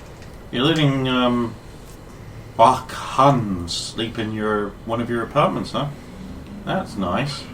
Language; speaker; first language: English; native; English